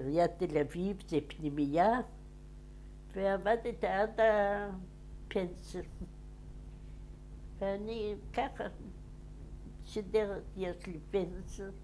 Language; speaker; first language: Hebrew; non-native, fluent; Yiddish